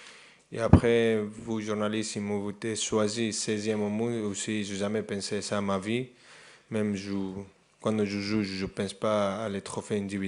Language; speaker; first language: French; non-native, fluent; Spanish